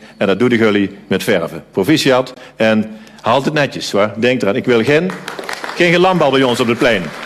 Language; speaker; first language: Dutch; native; Dutch